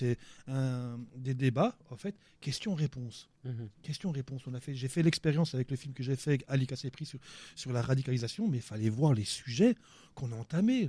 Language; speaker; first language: French; native; French